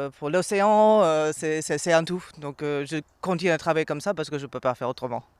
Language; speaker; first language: French; non-native, fluent; English